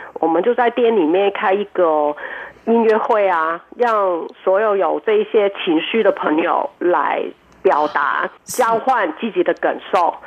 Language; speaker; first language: Chinese; non-native, local second language; Cantonese